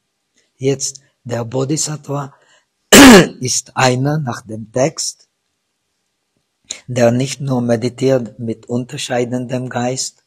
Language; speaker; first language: German; non-native, fluent; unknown